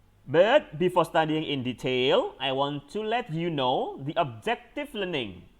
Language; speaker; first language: English; non-native, fluent; Indonesian